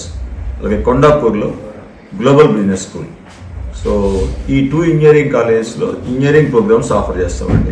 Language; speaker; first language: Telugu; native; Telugu